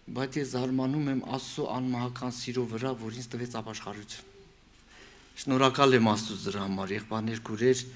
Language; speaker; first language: Armenian; native; Armenian